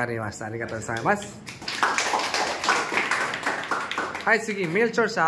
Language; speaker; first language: Japanese; non-native, fluent; Filipino